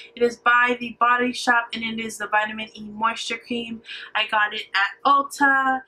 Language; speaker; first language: English; native; English